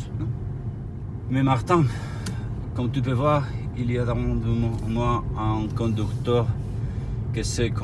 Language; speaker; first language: French; non-native, learner; Spanish